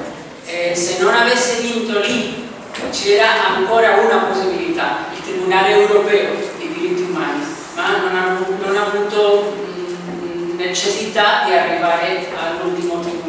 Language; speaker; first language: Italian; non-native, fluent; Spanish